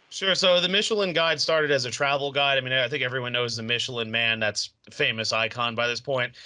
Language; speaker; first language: English; native; English